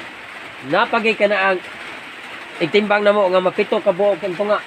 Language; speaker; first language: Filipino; non-native, local second language; Cebuano